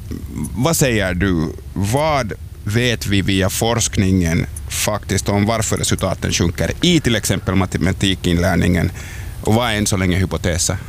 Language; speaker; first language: Swedish; native; Swedish